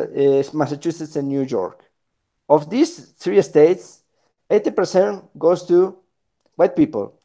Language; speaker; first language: English; non-native, fluent; Spanish